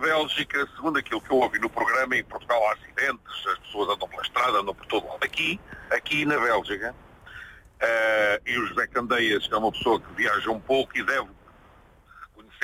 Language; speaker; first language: Portuguese; native; Portuguese